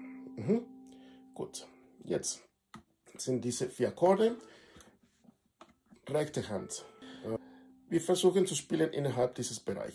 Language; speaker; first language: German; non-native, fluent; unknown